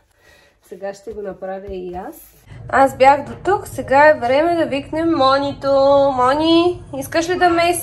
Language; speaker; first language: Bulgarian; native; Bulgarian